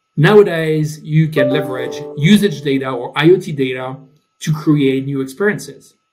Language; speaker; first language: English; non-native, fluent; French